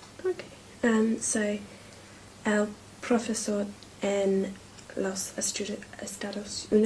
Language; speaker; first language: Spanish; non-native, learner; English